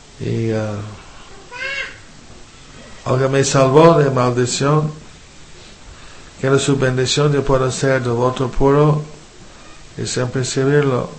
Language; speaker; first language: Spanish; non-native, fluent; English